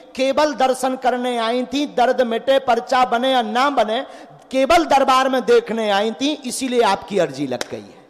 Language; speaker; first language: Hindi; native; Hindi